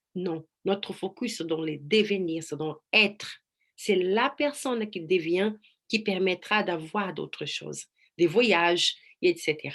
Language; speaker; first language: French; non-native, fluent; Portuguese